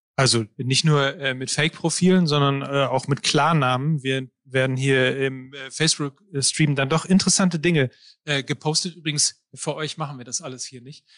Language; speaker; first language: German; native; German